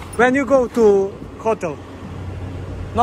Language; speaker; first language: English; non-native, learner; Serbian